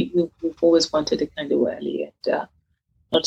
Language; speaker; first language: English; non-native, local second language; Igbo